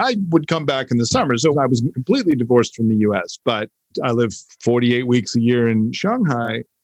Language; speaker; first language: English; native; English